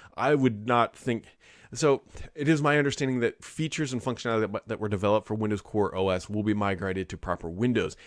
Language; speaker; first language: English; native; English